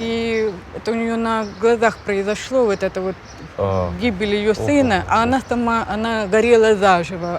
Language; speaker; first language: Russian; native; Russian